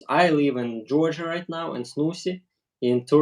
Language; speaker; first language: English; non-native, learner; Russian